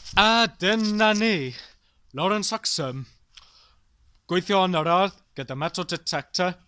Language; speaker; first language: Welsh; non-native, local second language; English